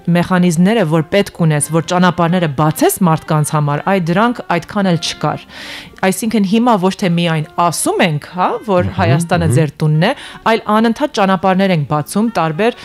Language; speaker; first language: Armenian; early bilingual, heritage; Armenian